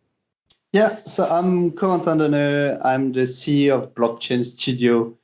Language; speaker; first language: English; non-native, fluent; French